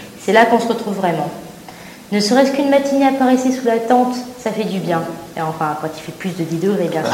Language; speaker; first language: French; native; French